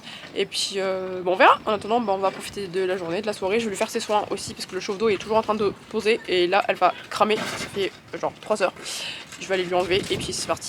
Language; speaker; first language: French; native; French